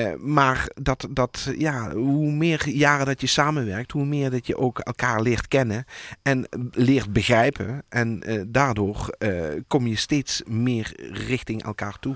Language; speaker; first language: Dutch; native; Dutch